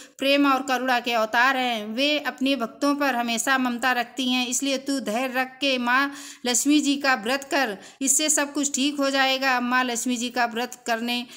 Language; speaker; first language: Hindi; native; Hindi